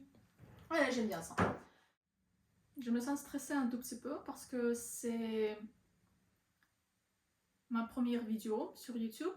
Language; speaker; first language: French; non-native, learner; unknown